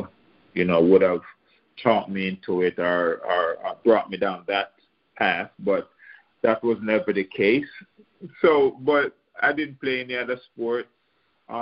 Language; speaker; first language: English; non-native, local second language; Jamaican Creole English